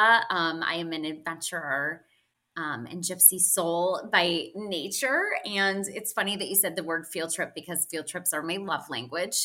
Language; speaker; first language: English; native; English